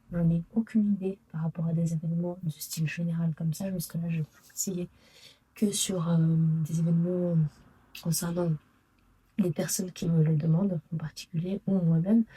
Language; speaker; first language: French; non-native, fluent; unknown